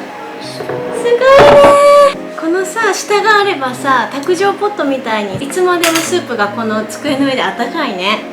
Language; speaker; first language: Japanese; native; Japanese